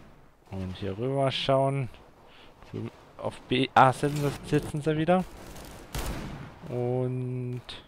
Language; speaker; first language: German; native; German